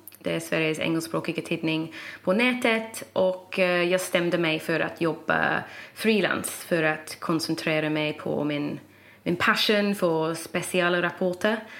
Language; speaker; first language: Swedish; non-native, fluent; English